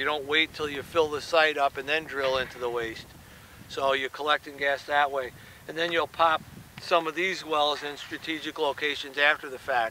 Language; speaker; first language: English; native; English